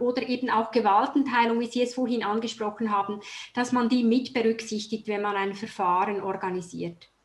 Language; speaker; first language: German; native; German